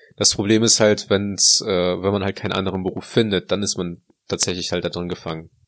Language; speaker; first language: German; early bilingual, other home language; Russian